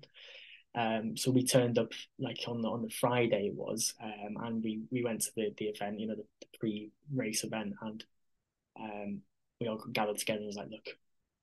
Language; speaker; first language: English; native; English